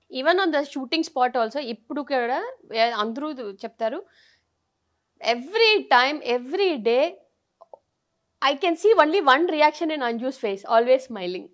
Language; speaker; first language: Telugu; non-native, learner; Tamil